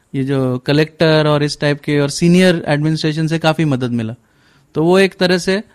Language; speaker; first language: Hindi; native; Hindi